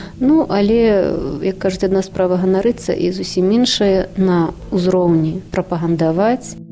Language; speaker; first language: Belarusian; non-native, local second language; Russian